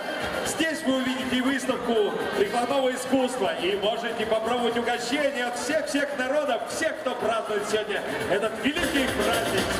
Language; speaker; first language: Russian; native; Russian